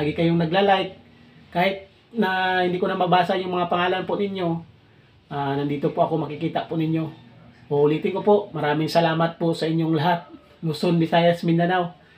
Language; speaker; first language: Filipino; non-native, local second language; Cebuano